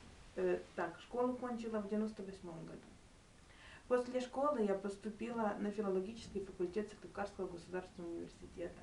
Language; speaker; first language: Russian; native; Russian